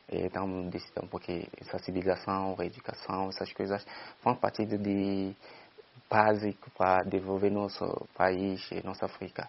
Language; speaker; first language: Portuguese; non-native, fluent; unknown